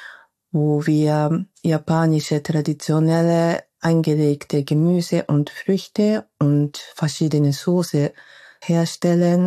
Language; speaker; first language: German; non-native, fluent; Japanese